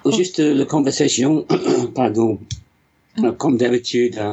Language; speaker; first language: French; non-native, learner; English